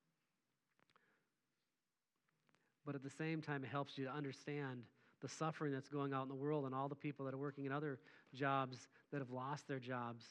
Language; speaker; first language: English; native; English